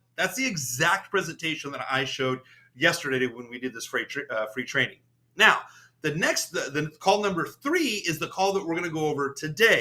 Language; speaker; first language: English; native; English